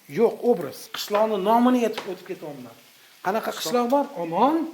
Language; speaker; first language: Uzbek; non-native, local second language; Kara-Kalpak